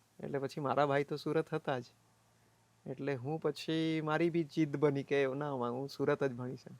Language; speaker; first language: Gujarati; non-native, local second language; Bhili